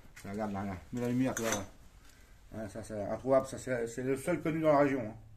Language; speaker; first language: French; native; French